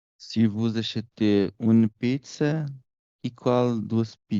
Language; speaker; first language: French; non-native, learner; Portuguese